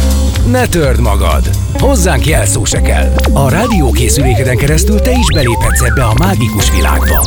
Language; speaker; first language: Hungarian; native; Hungarian